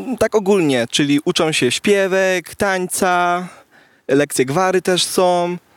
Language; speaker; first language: Polish; native; Polish